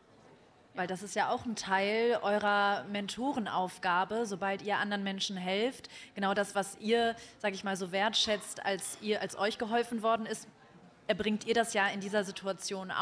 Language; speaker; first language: German; native; German